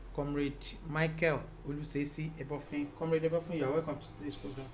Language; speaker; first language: English; non-native, local second language; Yoruba